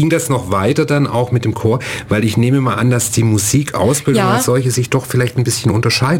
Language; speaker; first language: German; native; German